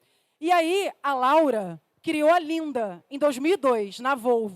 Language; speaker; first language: Portuguese; native; Portuguese